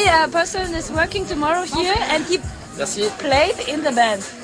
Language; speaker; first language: English; non-native, learner; German